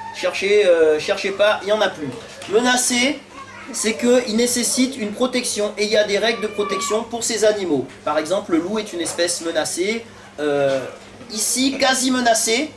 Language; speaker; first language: French; native; French